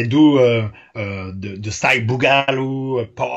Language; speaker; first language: English; non-native, learner; French